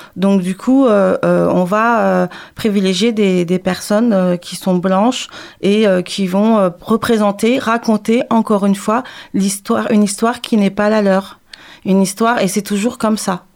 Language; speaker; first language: French; native; French